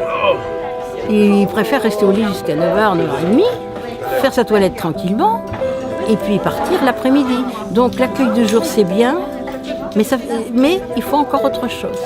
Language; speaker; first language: French; native; French